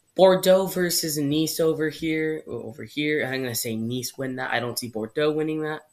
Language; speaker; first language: English; native; English